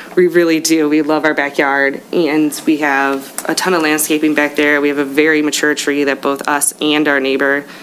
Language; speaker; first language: English; native; English